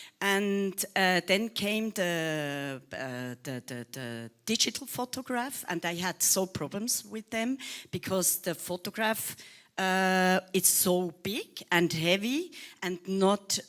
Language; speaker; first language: English; non-native, learner; Swiss German